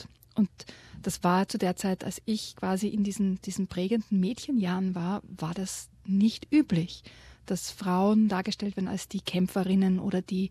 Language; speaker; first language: German; native; German